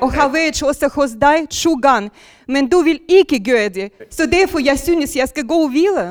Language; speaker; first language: Danish; non-native, local second language; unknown